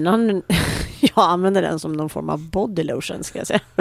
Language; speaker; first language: Swedish; native; Swedish